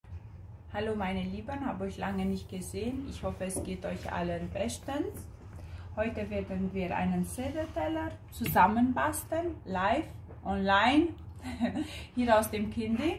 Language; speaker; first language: German; non-native, fluent; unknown